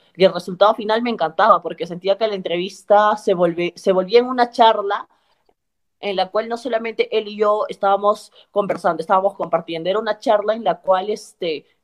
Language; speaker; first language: Spanish; native; Spanish